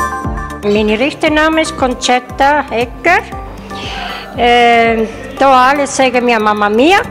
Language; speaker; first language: German; non-native, learner; Italian